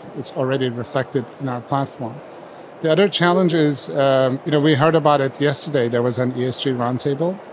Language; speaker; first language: English; non-native, fluent; Turkish